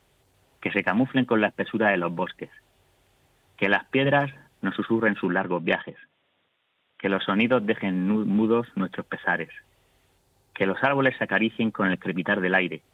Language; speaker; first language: Spanish; native; Spanish